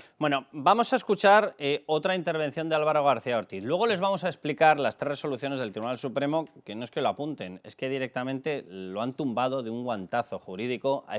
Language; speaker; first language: Spanish; native; Spanish